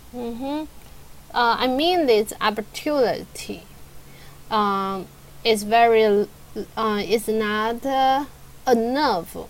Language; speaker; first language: English; non-native, learner; Chinese